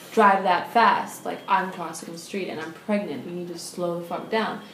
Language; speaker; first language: English; early bilingual, other home language; German